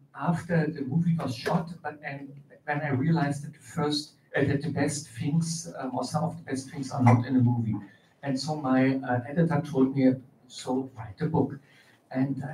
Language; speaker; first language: English; non-native, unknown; German